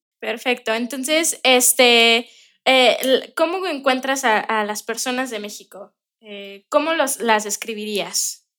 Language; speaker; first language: Spanish; native; Spanish